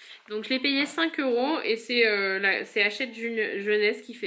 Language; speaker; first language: French; native; French